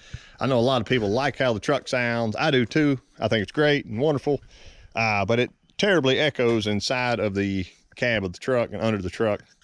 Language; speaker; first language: English; native; English